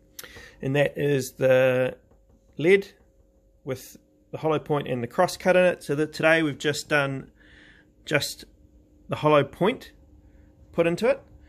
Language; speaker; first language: English; native; English